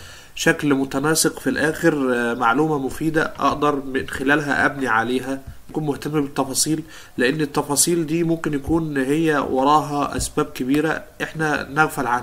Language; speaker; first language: Arabic; native; Arabic